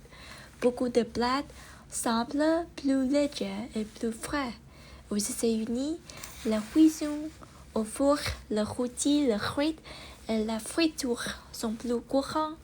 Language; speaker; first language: French; non-native, learner; Vietnamese